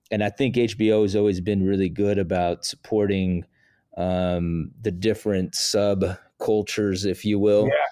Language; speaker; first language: English; early bilingual, other home language; Spanish